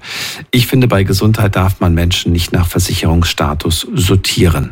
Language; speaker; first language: German; native; German